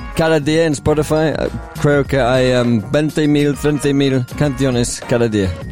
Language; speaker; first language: Spanish; non-native, learner; English